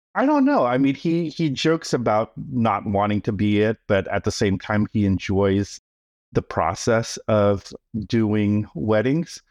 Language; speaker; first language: English; early bilingual, other home language; Filipino